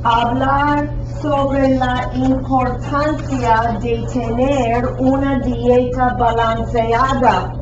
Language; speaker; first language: Spanish; non-native, fluent; English